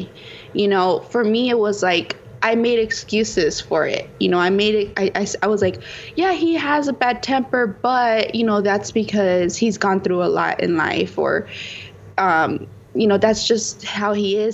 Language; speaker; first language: English; early bilingual, other home language; Spanish